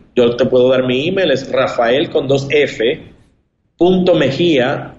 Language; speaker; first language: Spanish; native; Spanish